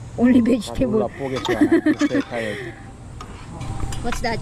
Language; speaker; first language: English; non-native, local second language; Filipino